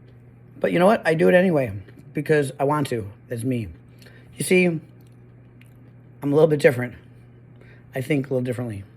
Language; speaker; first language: English; native; English